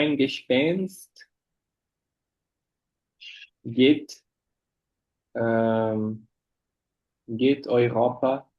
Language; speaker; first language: German; non-native, fluent; Portuguese